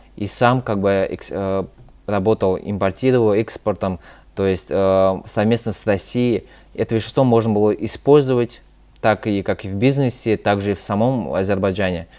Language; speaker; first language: Russian; early bilingual, other home language; Azerbaijani